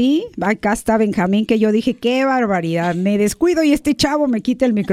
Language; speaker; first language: Spanish; native; Spanish